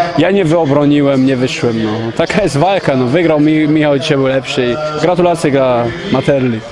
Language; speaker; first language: Polish; early bilingual, heritage; Polish